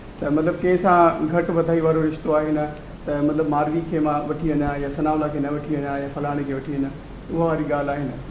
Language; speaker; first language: Sindhi; native; Sindhi